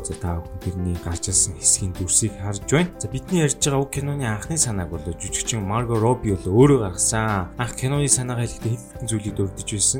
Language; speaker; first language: Mongolian; native; Mongolian